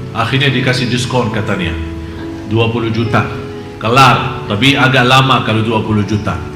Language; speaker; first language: Indonesian; non-native, fluent; Arabic